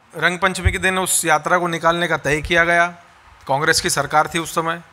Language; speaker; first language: Hindi; native; Hindi